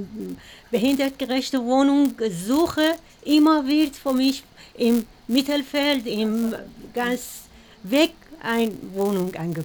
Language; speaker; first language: German; non-native, learner; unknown